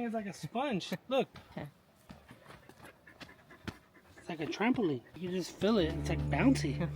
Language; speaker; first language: English; native; English